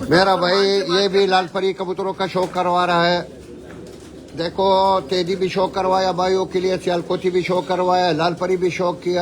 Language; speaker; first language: Hindi; non-native, learner; Arabic